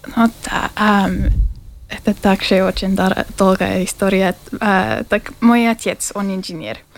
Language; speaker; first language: Russian; non-native, learner; English